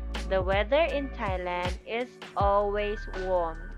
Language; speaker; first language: English; non-native, local second language; Malay